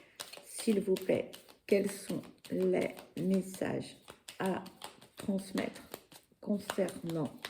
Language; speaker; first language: French; native; French